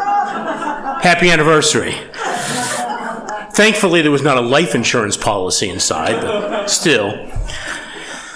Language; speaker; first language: English; native; English